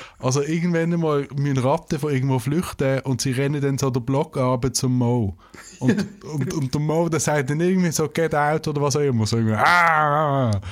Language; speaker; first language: German; native; German